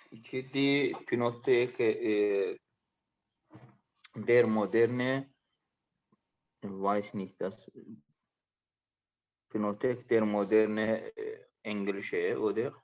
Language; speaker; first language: German; non-native, learner; Azerbaijani